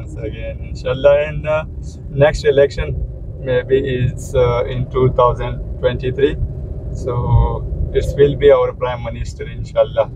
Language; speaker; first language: English; non-native, learner; Pashto